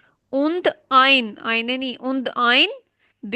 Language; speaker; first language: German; non-native, fluent; Urdu